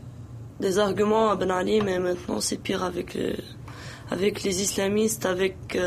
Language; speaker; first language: French; non-native, local second language; Arabic